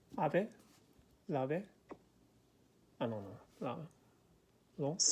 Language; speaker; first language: French; non-native, learner; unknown